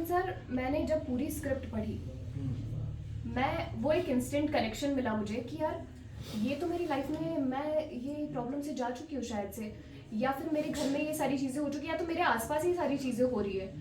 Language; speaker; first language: Hindi; native; Hindi